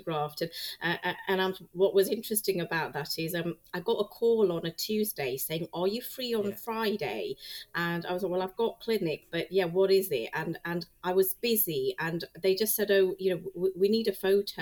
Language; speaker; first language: English; native; English